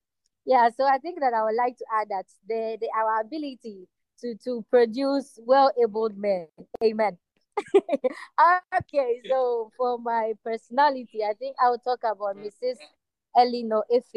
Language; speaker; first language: English; non-native, local second language; Ewe